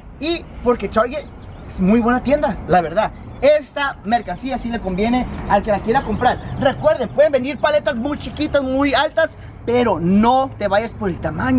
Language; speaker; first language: Spanish; early bilingual, heritage; Spanish